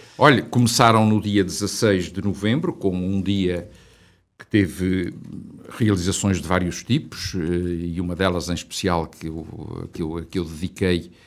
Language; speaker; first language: Portuguese; native; Portuguese